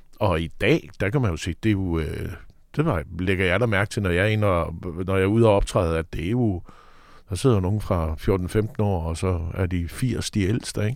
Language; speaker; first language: Danish; native; Danish